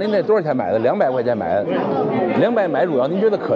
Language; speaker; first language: Chinese; native; Chinese